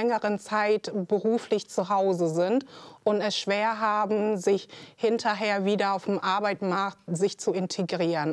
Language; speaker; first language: German; early bilingual, other home language; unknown